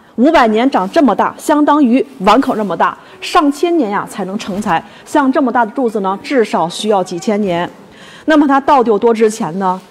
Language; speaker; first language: Chinese; native; Chinese